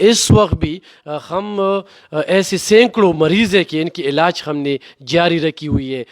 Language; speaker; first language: Urdu; non-native, local second language; Pashto